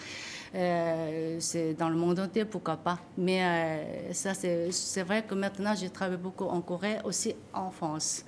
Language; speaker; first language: French; non-native, learner; Korean